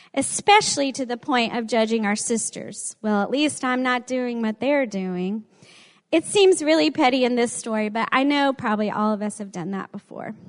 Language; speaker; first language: English; native; English